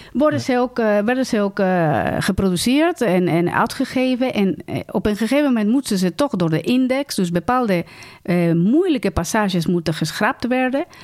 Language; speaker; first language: Dutch; non-native, fluent; Spanish